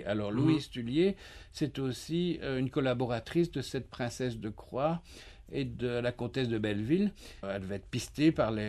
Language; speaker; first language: French; native; French